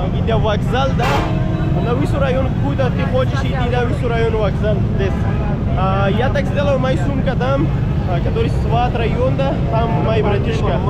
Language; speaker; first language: Russian; non-native, learner; Pashto